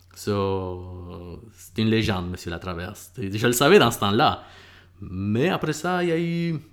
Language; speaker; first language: French; early bilingual, other home language; Spanish